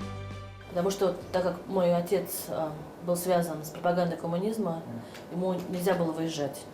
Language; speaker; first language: Russian; native; Russian